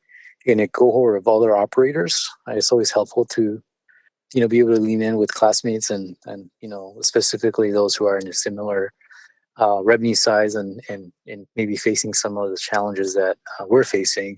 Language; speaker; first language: English; early bilingual, other home language; Spanish